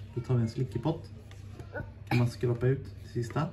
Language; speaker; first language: Swedish; native; Swedish